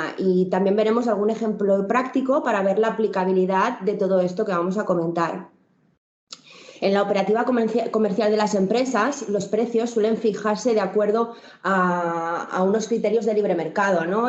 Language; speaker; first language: Spanish; native; Spanish